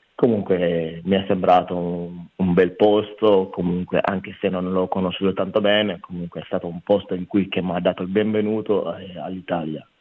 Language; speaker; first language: Italian; non-native, fluent; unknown